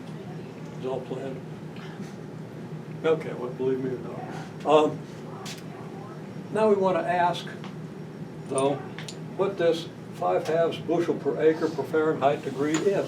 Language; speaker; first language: English; native; English